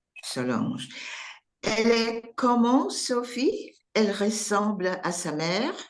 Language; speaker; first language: French; non-native, learner; English